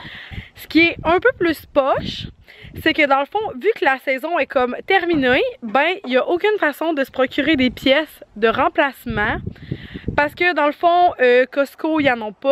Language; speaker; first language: French; native; French